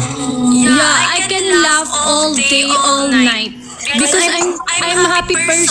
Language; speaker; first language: English; non-native, learner; Filipino